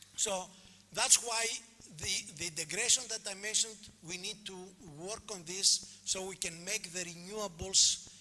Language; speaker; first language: English; non-native, fluent; Greek